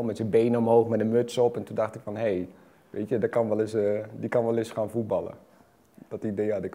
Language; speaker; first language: Dutch; native; Dutch